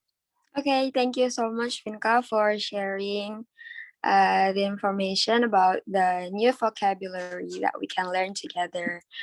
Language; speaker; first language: English; non-native, learner; Indonesian